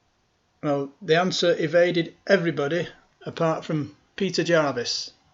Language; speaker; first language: English; native; English